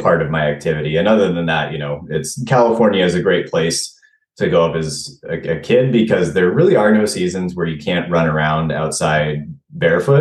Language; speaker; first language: English; native; English